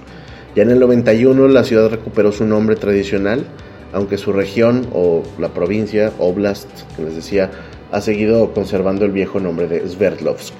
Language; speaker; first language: Spanish; native; Spanish